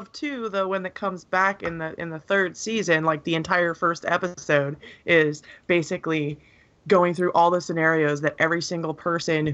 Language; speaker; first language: English; native; English